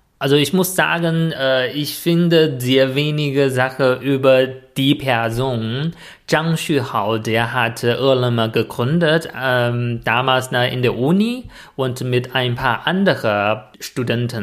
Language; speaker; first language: German; non-native, fluent; Chinese